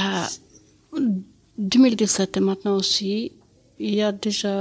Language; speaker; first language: French; non-native, learner; Albanian